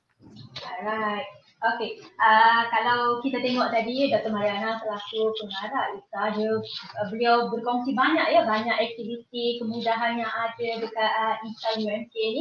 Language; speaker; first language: Malay; native; Malay